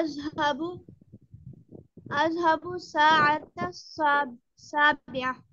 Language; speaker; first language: Arabic; non-native, learner; Urdu